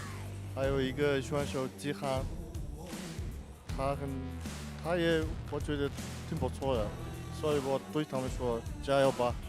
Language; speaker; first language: Chinese; non-native, learner; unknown